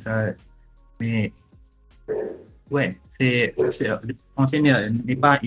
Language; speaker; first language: French; non-native, fluent; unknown